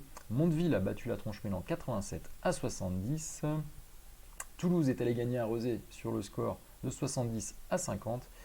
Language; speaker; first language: French; native; French